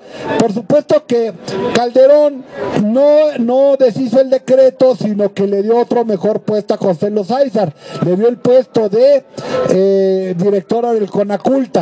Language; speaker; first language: Spanish; native; Spanish